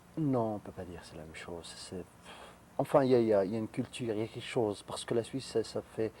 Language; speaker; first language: French; non-native, local second language; Arabic